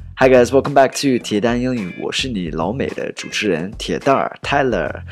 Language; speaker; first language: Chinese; non-native, fluent; English